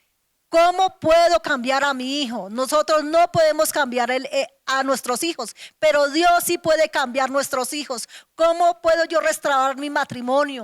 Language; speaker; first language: Spanish; native; Spanish